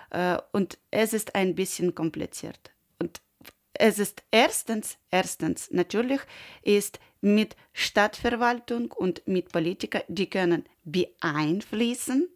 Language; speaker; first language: German; non-native, learner; Ukrainian